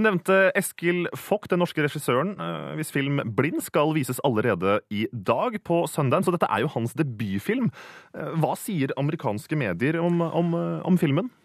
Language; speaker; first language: Norwegian; native; Norwegian